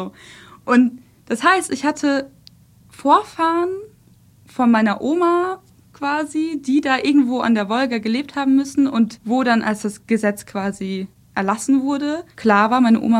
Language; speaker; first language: German; early bilingual, other home language; Russian